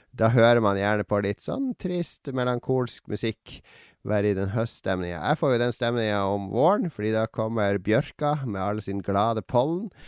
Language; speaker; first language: Norwegian; native; Norwegian